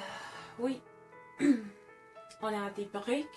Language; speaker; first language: French; non-native, fluent; English